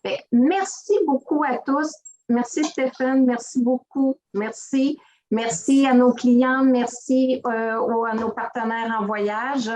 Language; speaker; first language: French; native; French